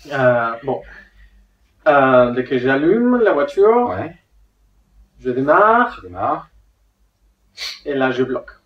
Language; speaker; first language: French; non-native, fluent; Spanish